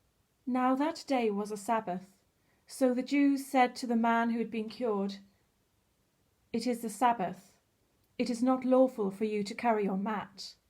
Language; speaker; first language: English; native; English